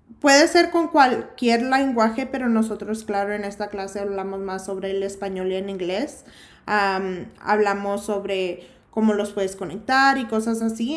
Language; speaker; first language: Spanish; early bilingual, heritage; Spanish